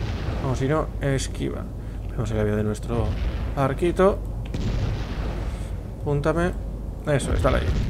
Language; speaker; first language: Spanish; native; Spanish